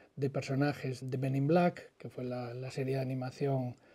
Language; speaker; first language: Spanish; native; Spanish